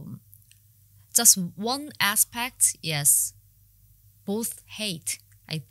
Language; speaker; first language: English; non-native, learner; Korean